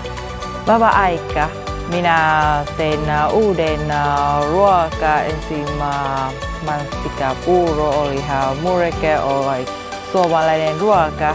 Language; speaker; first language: Finnish; non-native, learner; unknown